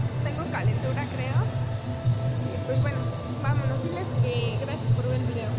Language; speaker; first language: Spanish; native; Spanish